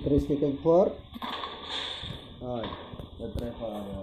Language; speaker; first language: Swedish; non-native, learner; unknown